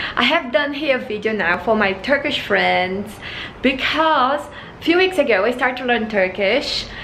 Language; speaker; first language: English; non-native, fluent; Portuguese